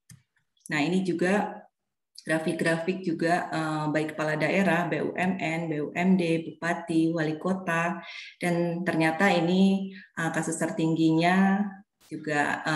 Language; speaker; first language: Indonesian; native; Indonesian